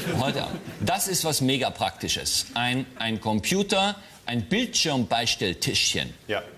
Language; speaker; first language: German; native; German